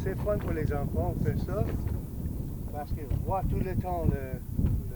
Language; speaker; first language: French; non-native, learner; English